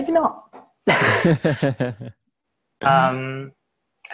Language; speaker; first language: English; native; English